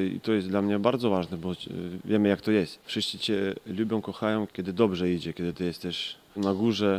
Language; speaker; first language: Polish; non-native, fluent; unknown